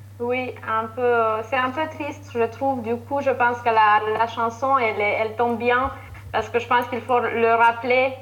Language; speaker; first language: French; non-native, fluent; Romanian